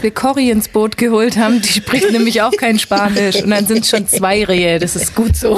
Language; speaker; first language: German; native; German